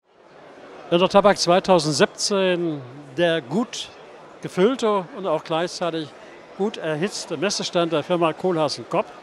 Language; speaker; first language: German; native; German